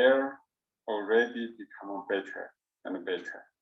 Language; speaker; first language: English; non-native, learner; Chinese